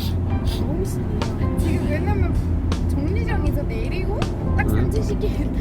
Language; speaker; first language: Korean; non-native, learner; Turkish